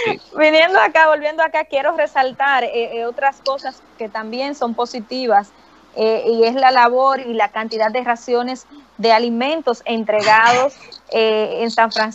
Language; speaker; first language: Spanish; native; Spanish